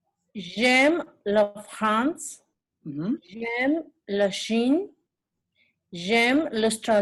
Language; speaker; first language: French; non-native, learner; Spanish